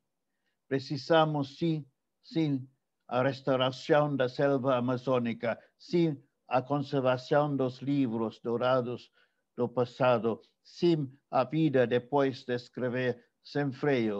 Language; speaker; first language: Portuguese; non-native, fluent; English